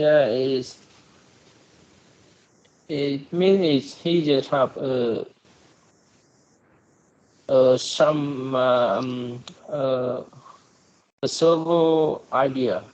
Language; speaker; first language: English; non-native, learner; Vietnamese